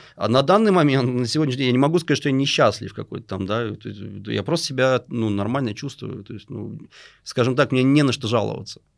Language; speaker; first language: Russian; native; Russian